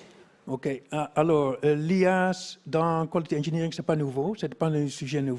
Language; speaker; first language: French; non-native, fluent; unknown